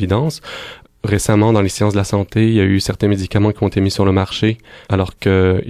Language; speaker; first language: French; native; French